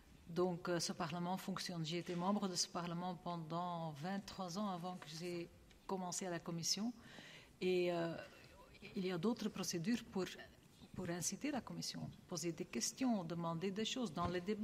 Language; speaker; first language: French; non-native, local second language; Dutch